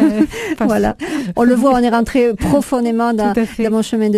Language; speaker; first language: French; native; French